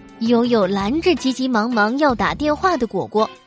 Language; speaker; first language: Chinese; native; Chinese